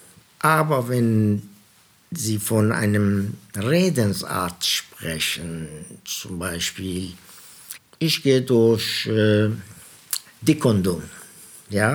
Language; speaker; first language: German; non-native, fluent; Persian